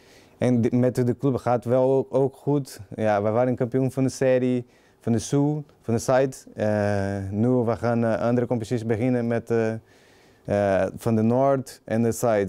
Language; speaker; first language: Dutch; non-native, learner; Portuguese